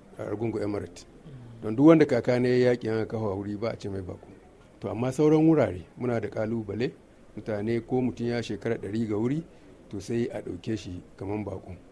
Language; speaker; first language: Hausa; non-native, local second language; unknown